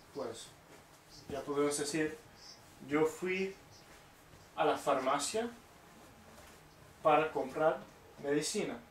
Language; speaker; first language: Spanish; non-native, fluent; English